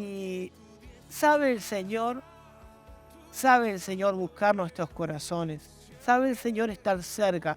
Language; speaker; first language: Spanish; native; Spanish